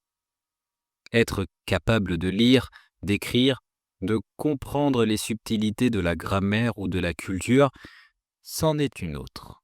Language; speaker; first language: French; native; French